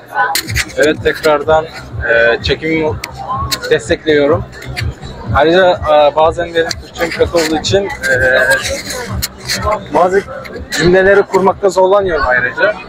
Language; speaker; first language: Turkish; non-native, fluent; Kyrgyz